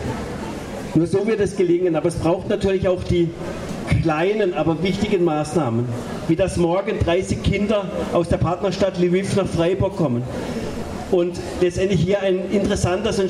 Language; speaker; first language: German; native; German